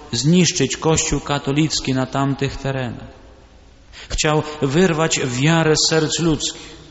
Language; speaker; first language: Polish; early bilingual, other home language; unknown